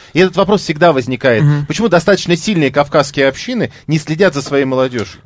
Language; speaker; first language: Russian; native; Russian